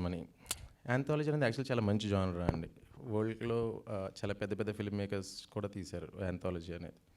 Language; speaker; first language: Telugu; native; Telugu